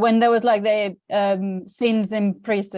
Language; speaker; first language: English; native; English